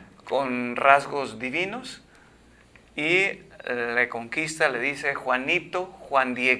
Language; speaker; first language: Spanish; native; Spanish